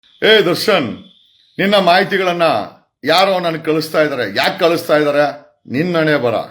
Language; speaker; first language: Kannada; native; Kannada